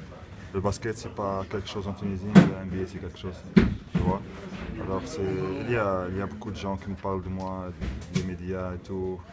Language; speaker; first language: French; non-native, local second language; Arabic